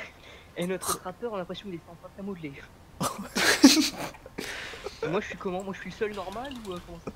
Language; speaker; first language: French; native; French